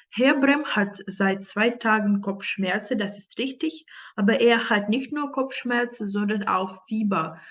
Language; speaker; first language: German; non-native, fluent; Ukrainian